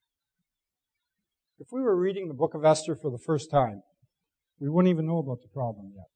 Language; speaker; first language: English; native; English